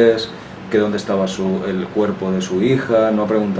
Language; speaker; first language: Spanish; native; Spanish